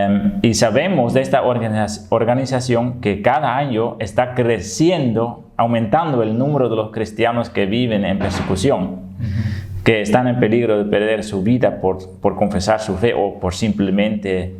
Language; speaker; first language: Spanish; non-native, fluent; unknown